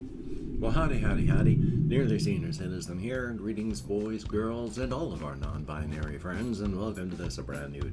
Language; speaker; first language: English; native; English